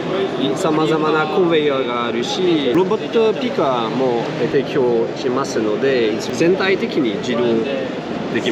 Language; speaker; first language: Japanese; non-native, fluent; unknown